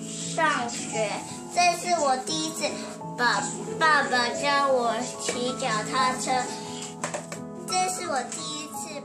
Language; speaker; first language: Chinese; early bilingual, heritage; Chinese